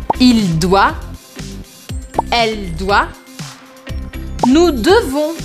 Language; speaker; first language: French; non-native, learner; Portuguese